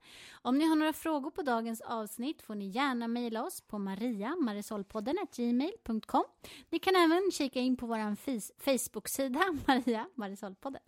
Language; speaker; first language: Swedish; native; Swedish